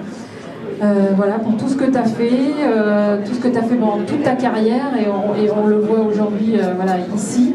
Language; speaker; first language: French; native; French